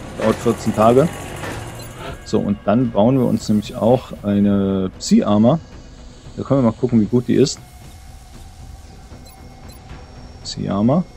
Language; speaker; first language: German; native; German